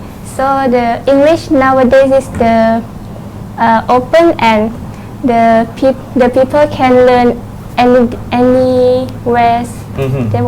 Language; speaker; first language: English; non-native, learner; Thai